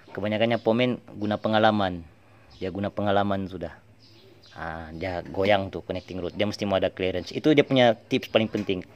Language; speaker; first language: Malay; native; Malay